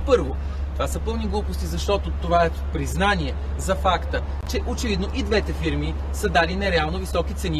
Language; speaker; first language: Bulgarian; native; Bulgarian